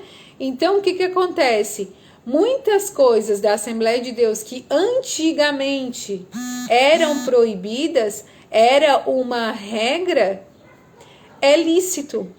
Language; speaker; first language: Portuguese; native; Portuguese